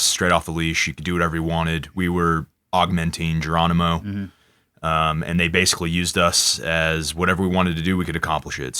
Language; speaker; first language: English; native; English